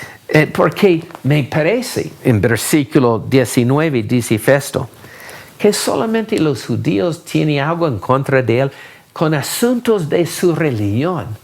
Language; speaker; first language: Spanish; non-native, fluent; English